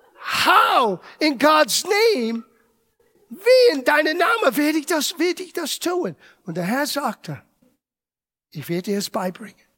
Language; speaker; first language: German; non-native, fluent; English